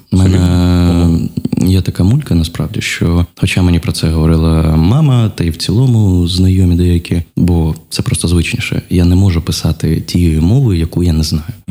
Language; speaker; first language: Ukrainian; non-native, local second language; Russian